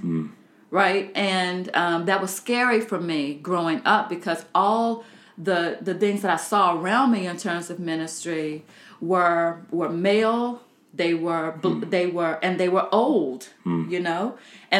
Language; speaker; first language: English; native; English